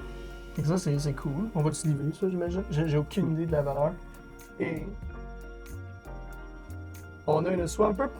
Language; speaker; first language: French; native; French